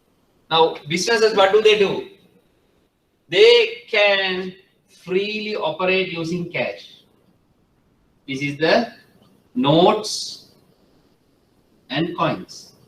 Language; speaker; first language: English; non-native, local second language; Sinhala